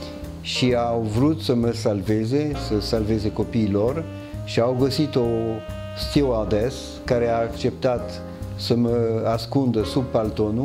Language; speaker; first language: Romanian; early bilingual, heritage; French